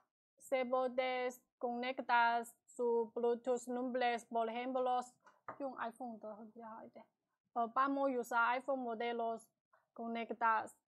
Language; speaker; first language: Spanish; non-native, learner; Chinese